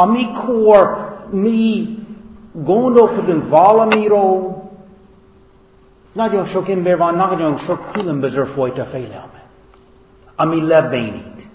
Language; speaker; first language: Hungarian; non-native, fluent; English